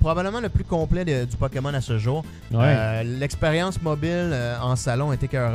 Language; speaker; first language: French; native; French